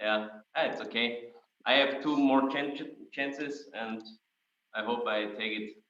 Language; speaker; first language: English; non-native, fluent; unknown